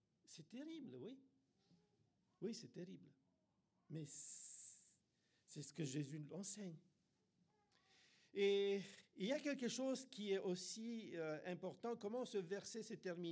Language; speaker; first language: French; non-native, fluent; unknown